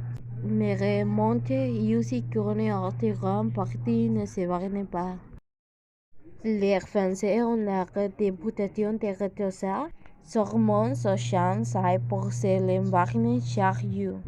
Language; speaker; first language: French; non-native, learner; Spanish